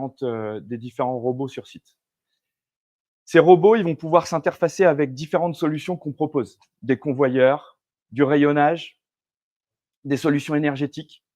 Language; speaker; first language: French; native; French